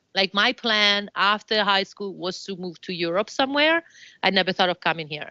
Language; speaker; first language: English; non-native, fluent; Italian